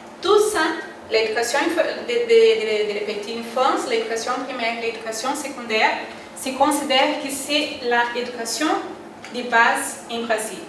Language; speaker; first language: French; non-native, learner; Portuguese